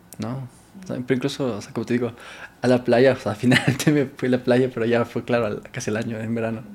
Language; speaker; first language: Spanish; native; Spanish